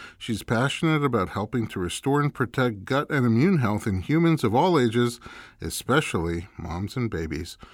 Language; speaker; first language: English; native; English